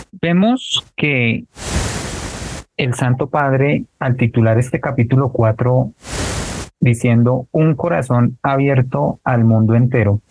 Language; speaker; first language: Spanish; native; Spanish